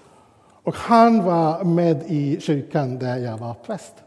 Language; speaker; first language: Swedish; non-native, fluent; English